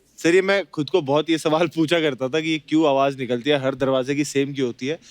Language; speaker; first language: Hindi; native; Hindi